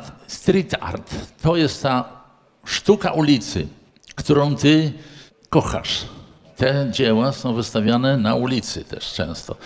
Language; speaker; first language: Polish; native; Polish